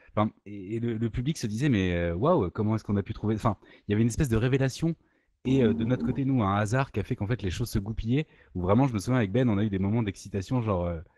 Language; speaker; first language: French; native; French